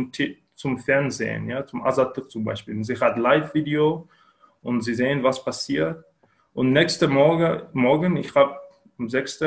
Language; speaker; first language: German; non-native, learner; Kyrgyz